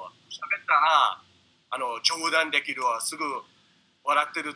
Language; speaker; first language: Japanese; non-native, learner; English